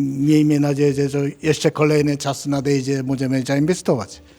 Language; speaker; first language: Polish; non-native, learner; Korean